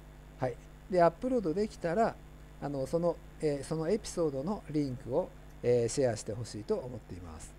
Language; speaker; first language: Japanese; native; Japanese